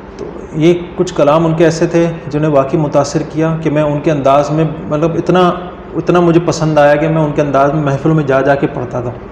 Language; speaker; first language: Urdu; native; Urdu